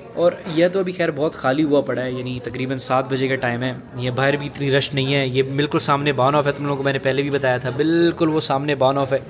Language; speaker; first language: Hindi; non-native, local second language; Punjabi